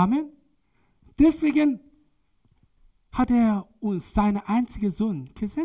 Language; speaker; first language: German; non-native, learner; Korean